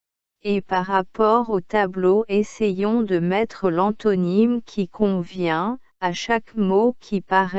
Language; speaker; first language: French; non-native, local second language; Arabic